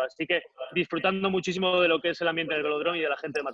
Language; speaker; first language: Spanish; native; Spanish